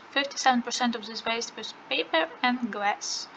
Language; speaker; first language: English; non-native, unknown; Ukrainian